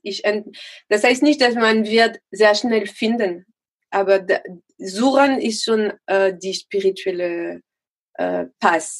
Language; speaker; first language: German; non-native, learner; French